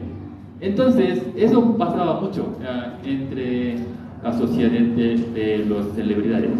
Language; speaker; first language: Spanish; non-native, learner; Korean